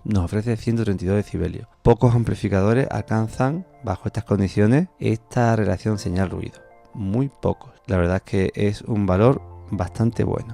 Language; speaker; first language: Spanish; native; Spanish